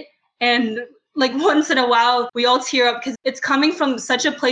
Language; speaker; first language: English; native; English